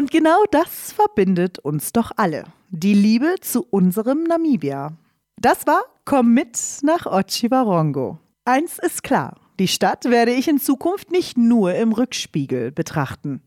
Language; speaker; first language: German; native; German